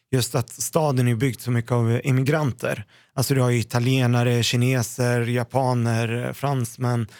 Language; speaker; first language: Swedish; early bilingual, other home language; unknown